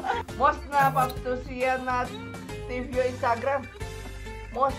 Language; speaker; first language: Russian; non-native, learner; Indonesian